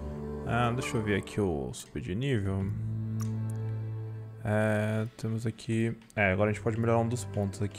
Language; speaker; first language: Portuguese; native; Portuguese